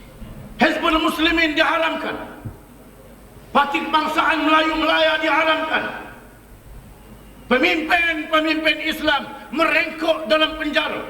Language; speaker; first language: Malay; native; Malay